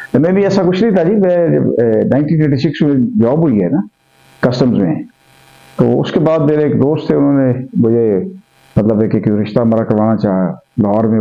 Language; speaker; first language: Urdu; non-native, local second language; Punjabi